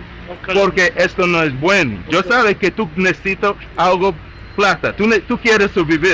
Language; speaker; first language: Spanish; non-native, learner; English